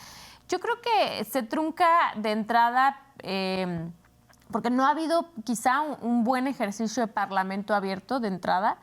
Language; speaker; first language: Spanish; native; Spanish